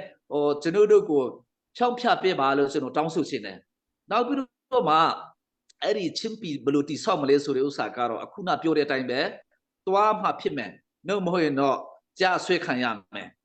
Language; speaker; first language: Burmese; non-native, local second language; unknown